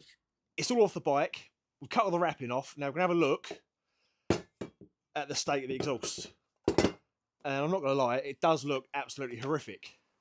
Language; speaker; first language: English; native; English